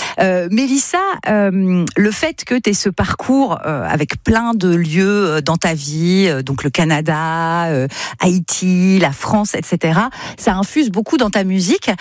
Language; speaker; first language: French; native; French